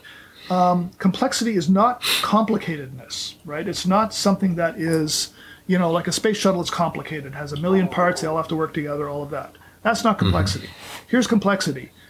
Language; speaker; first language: English; native; English